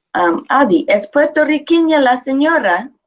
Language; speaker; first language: Spanish; non-native, fluent; English